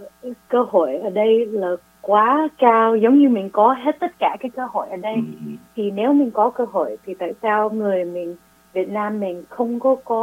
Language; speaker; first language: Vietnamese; early bilingual, heritage; English